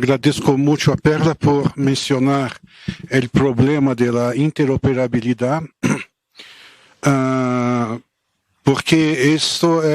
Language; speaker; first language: Spanish; non-native, fluent; Portuguese